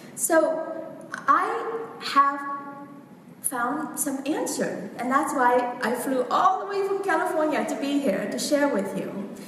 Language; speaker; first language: English; non-native, fluent; Vietnamese